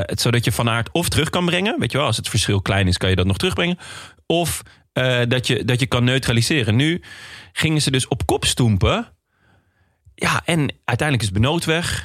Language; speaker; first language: Dutch; native; Dutch